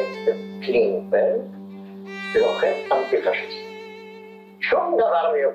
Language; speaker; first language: Hebrew; non-native, fluent; Polish